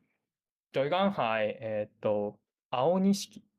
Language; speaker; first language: Chinese; non-native, learner; Japanese